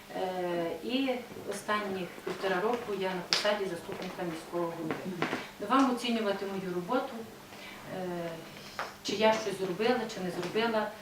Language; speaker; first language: Ukrainian; native; Ukrainian